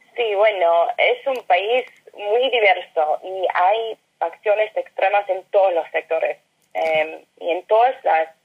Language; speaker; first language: Spanish; non-native, fluent; English